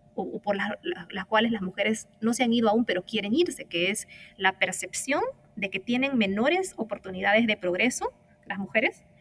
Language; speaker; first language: Spanish; native; Spanish